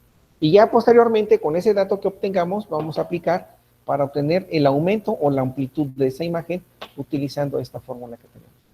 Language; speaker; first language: Spanish; native; Spanish